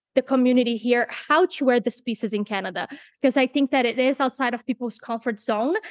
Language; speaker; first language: English; non-native, fluent; Portuguese